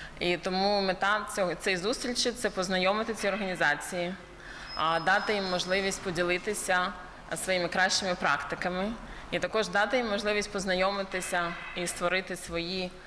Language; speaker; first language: Ukrainian; early bilingual, heritage; Ukrainian